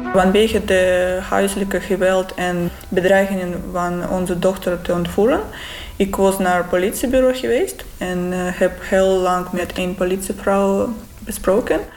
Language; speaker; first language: Dutch; non-native, learner; Russian